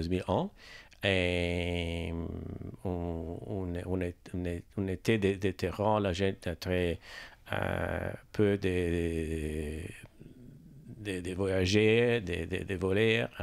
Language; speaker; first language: French; non-native, learner; Italian